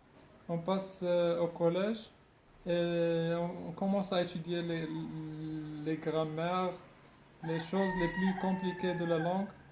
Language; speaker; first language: French; non-native, local second language; Arabic